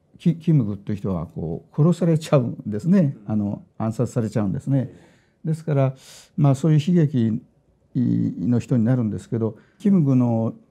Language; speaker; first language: Japanese; native; Japanese